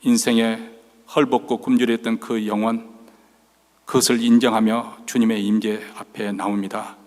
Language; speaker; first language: Korean; native; Korean